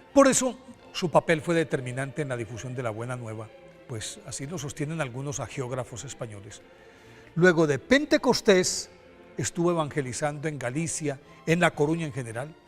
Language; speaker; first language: Spanish; native; Spanish